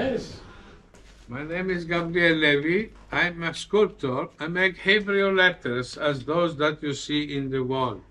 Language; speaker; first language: English; non-native, fluent; Italian